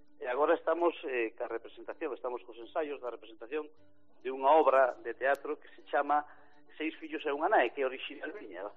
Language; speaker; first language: Galician; native; Galician